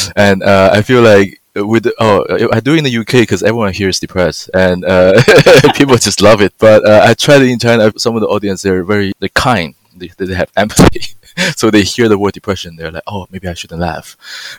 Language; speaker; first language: English; non-native, fluent; Chinese